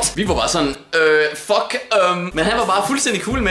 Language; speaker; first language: Danish; native; Danish